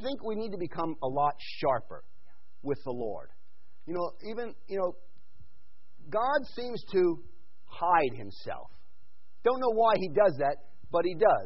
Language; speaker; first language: English; native; English